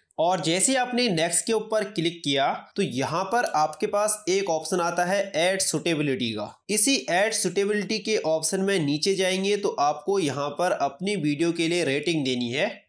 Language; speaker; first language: Hindi; native; Hindi